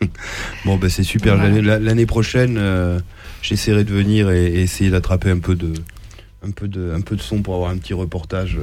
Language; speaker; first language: French; native; French